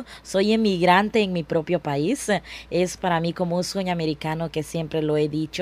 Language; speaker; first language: Spanish; non-native, local second language; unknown